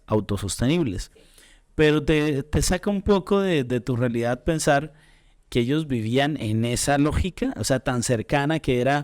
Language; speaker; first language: Spanish; native; Spanish